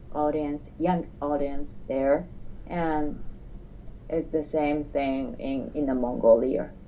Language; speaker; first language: English; non-native, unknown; Japanese